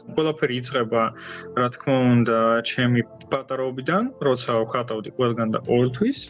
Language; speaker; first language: Georgian; early bilingual, heritage; Georgian